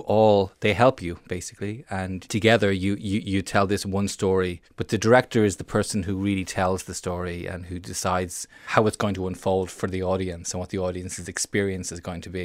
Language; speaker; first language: English; native; English